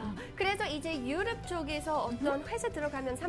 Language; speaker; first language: Korean; non-native, fluent; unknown